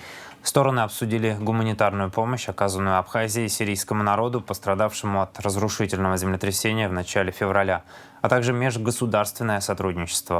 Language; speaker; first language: Russian; native; Russian